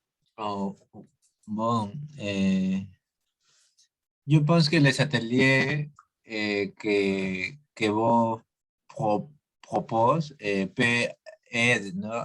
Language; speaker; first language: French; non-native, learner; Spanish